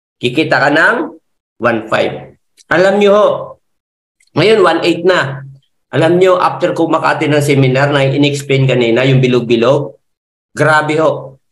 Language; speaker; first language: Filipino; non-native, local second language; Masbatenyo